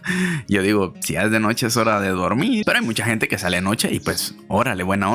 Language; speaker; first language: Spanish; native; Spanish